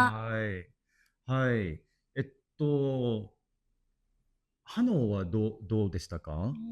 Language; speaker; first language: Japanese; non-native, learner; English